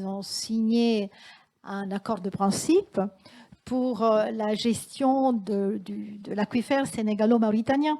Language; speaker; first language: French; non-native, fluent; Italian